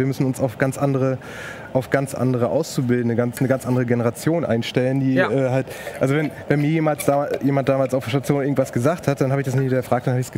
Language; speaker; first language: German; native; German